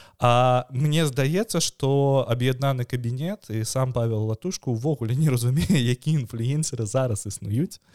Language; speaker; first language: Belarusian; non-native, local second language; Russian